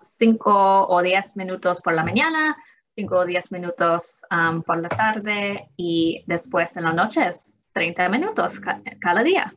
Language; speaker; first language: Spanish; early bilingual, heritage; English